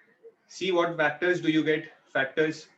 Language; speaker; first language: English; non-native, local second language; Hindi